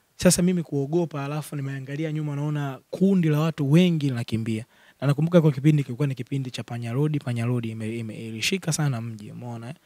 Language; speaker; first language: Swahili; native; Swahili